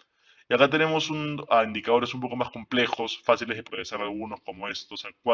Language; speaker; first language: Spanish; native; Spanish